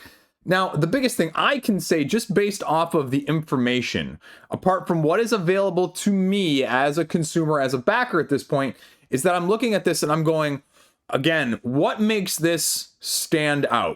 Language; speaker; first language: English; native; English